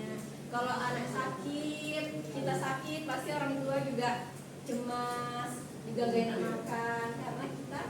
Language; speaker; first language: Indonesian; native; Indonesian